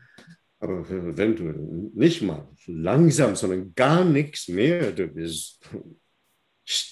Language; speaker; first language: German; non-native, fluent; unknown